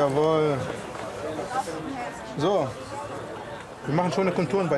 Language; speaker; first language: German; non-native, fluent; Arabic